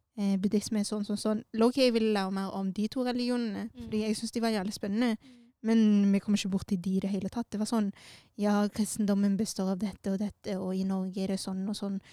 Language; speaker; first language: Norwegian; early bilingual, other home language; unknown